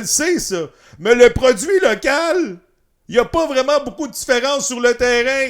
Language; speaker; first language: French; native; French